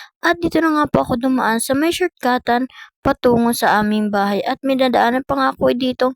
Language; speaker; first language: Filipino; non-native, local second language; Bikol